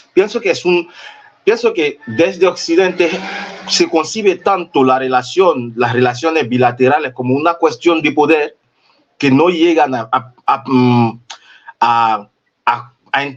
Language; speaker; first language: Spanish; non-native, fluent; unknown